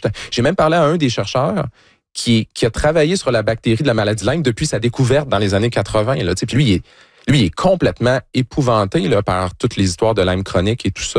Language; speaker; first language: French; native; French